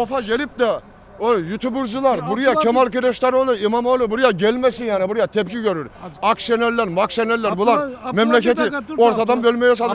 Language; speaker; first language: Turkish; native; Turkish